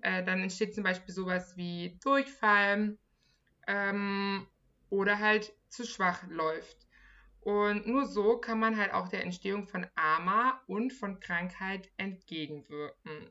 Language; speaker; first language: German; native; German